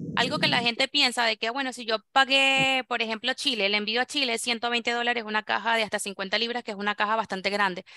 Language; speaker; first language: Spanish; native; Spanish